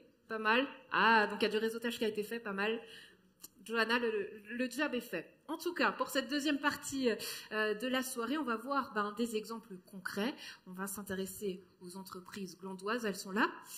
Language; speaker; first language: French; native; French